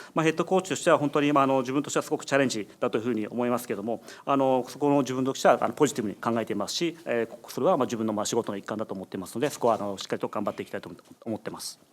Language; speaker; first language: Japanese; native; Japanese